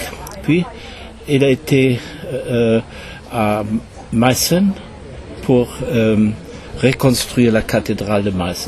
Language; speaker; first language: French; non-native, fluent; German